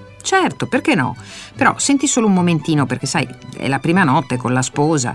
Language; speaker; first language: Italian; native; Italian